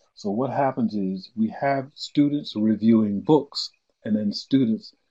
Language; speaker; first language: English; native; English